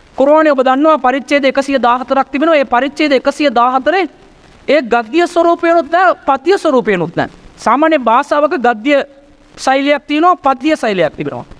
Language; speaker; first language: Sinhala; non-native, local second language; Tamil